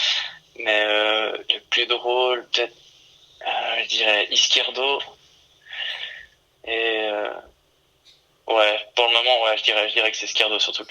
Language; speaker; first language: French; early bilingual, other home language; Portuguese